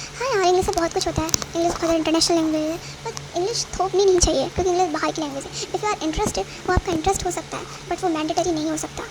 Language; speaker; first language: Hindi; native; Hindi